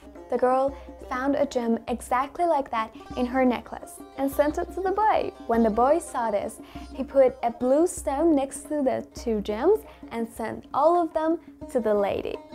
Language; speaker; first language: English; non-native, fluent; Persian